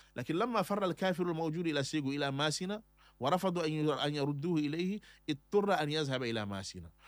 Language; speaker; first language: Arabic; non-native, fluent; Fula